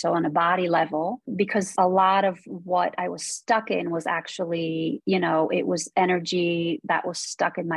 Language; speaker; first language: English; early bilingual, other home language; Polish